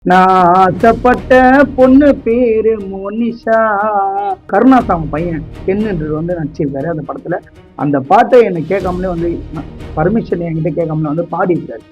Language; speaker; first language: Tamil; native; Tamil